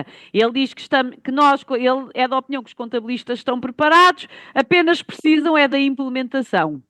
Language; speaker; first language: Portuguese; native; Portuguese